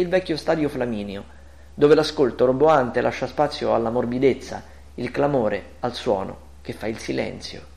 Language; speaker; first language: Italian; native; Italian